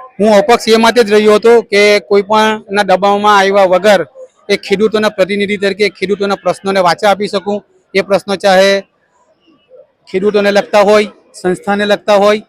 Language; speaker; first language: Gujarati; native; Gujarati